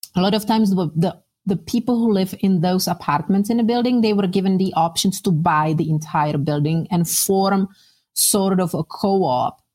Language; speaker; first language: English; non-native, fluent; Czech